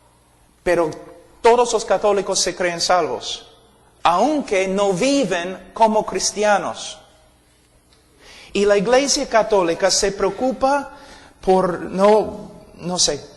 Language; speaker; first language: Spanish; non-native, fluent; English